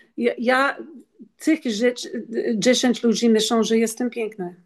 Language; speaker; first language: Polish; non-native, learner; English